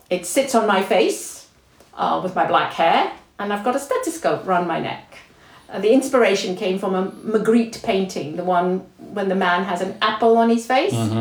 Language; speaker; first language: English; non-native, local second language; Tamil